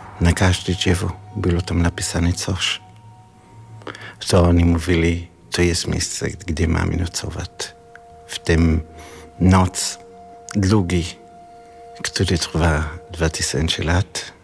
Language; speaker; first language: Polish; non-native, learner; Hebrew